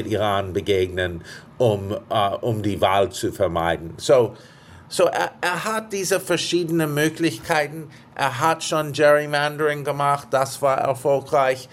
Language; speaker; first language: German; non-native, fluent; English